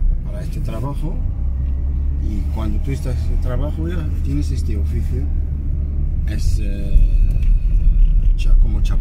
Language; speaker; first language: Spanish; non-native, fluent; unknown